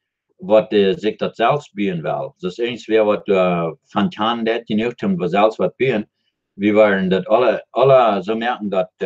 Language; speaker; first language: German; non-native, learner; Dutch